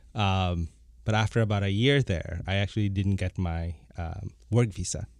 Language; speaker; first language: English; non-native, fluent; Bangla